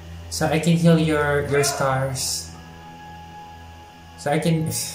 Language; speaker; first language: English; non-native, local second language; Filipino